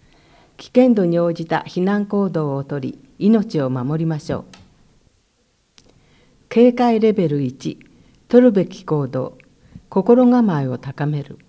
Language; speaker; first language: Japanese; native; Japanese